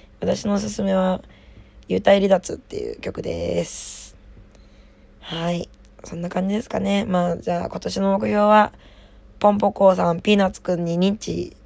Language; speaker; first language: Japanese; native; Japanese